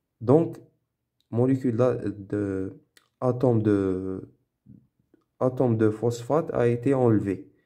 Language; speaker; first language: French; non-native, local second language; Arabic